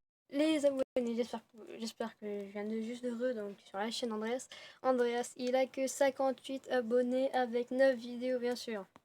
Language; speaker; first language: French; native; French